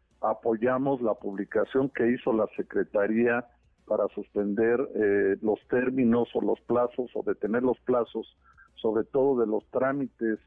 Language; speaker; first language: Spanish; native; Spanish